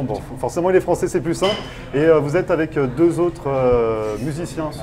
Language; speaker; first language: French; native; French